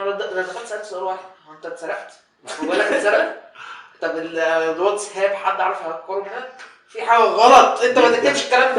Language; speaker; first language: Arabic; native; Arabic